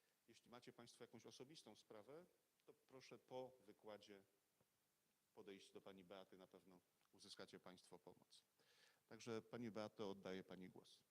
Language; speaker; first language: Polish; native; Polish